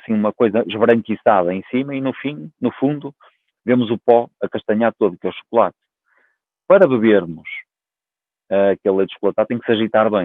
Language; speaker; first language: Portuguese; native; Portuguese